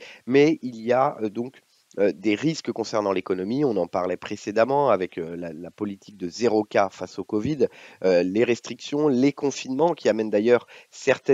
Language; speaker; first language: French; native; French